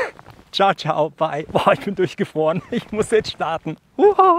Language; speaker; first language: German; native; German